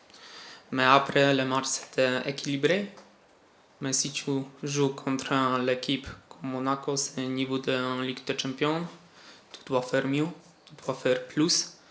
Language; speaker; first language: French; non-native, fluent; Polish